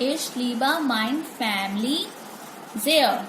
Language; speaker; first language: German; non-native, learner; Hindi